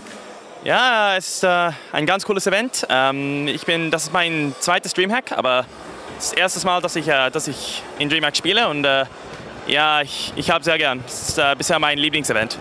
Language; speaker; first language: German; non-native, fluent; English